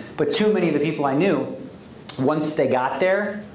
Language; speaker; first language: English; native; English